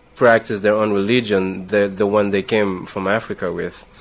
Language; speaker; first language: English; non-native, fluent; Haitian Creole